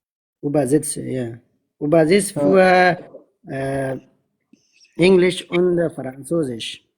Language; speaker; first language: German; non-native, learner; Pashto